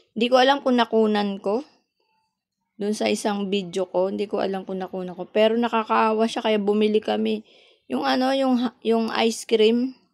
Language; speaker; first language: Filipino; non-native, local second language; Waray